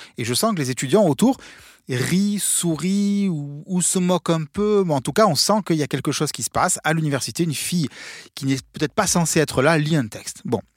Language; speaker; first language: French; native; French